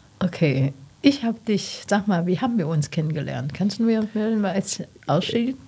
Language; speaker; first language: German; non-native, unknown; Chinese